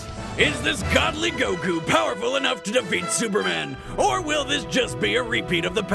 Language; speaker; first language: English; native; English